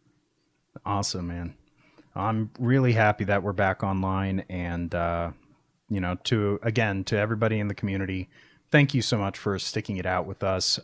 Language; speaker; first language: English; native; English